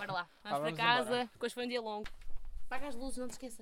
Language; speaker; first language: Portuguese; native; Portuguese